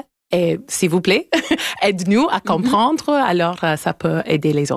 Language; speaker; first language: French; non-native, local second language; English